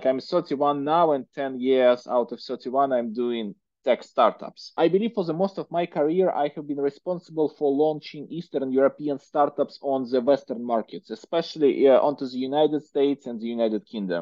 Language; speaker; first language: English; non-native, fluent; Russian